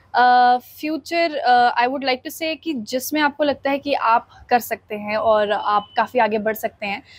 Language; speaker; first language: Hindi; native; Hindi